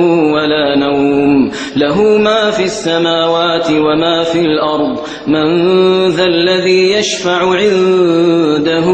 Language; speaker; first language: Arabic; native; Arabic